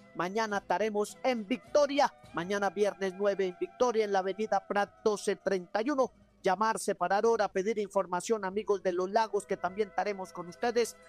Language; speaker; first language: Spanish; non-native, learner; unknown